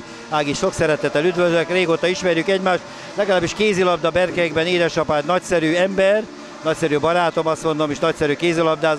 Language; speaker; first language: Hungarian; native; Hungarian